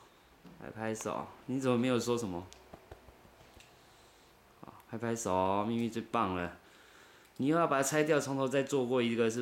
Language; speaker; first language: Chinese; native; Chinese